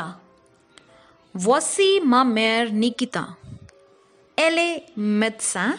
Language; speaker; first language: French; non-native, fluent; Hindi